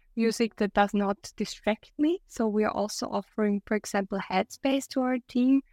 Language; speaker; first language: English; non-native, fluent; German